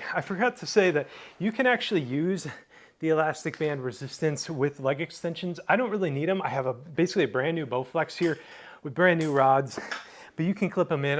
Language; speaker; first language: English; native; English